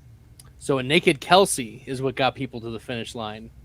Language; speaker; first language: English; native; English